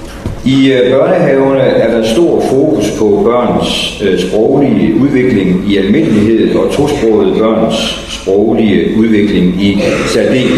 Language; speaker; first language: Danish; native; Danish